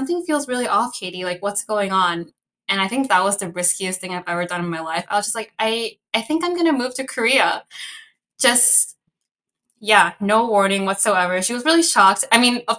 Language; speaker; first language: English; early bilingual, other home language; Cantonese